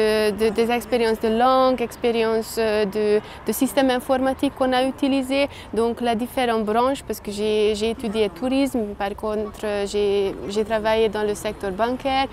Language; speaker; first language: French; non-native, fluent; Hungarian